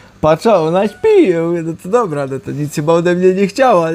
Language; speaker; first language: Polish; early bilingual, heritage; Polish